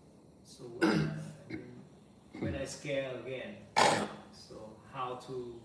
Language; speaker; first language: English; non-native, learner; Vietnamese